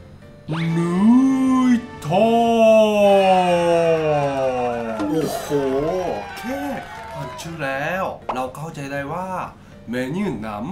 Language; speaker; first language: Thai; non-native, learner; Japanese